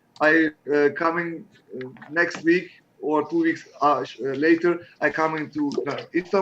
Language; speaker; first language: English; non-native, learner; Turkish